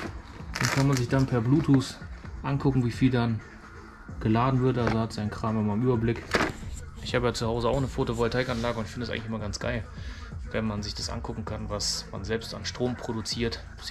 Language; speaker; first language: German; native; German